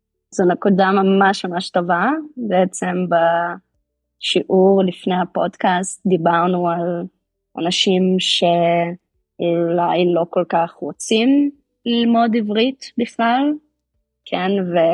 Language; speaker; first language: Hebrew; native; Hebrew